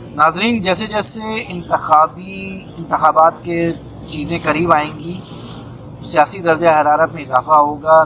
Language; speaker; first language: Urdu; native; Urdu